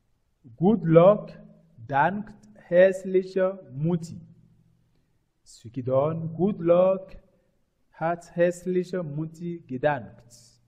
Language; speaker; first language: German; non-native, learner; French